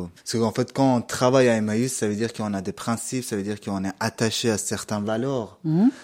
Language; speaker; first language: French; non-native, fluent; Persian